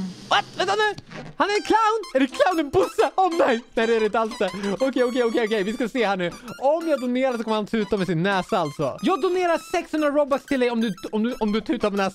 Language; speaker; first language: Swedish; native; Swedish